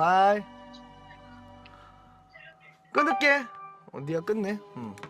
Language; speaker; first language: Korean; native; Korean